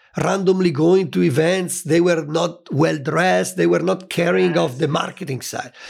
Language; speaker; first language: English; non-native, fluent; Italian